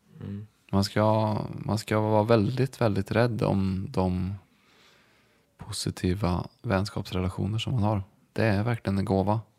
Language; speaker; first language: Swedish; native; Swedish